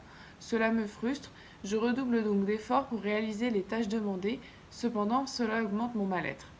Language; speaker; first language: French; native; French